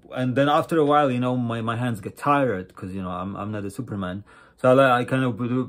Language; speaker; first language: English; non-native, fluent; Latvian